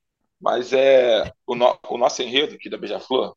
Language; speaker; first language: Portuguese; native; Portuguese